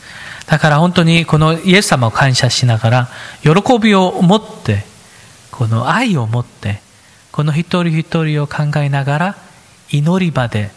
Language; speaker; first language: Japanese; non-native, fluent; Korean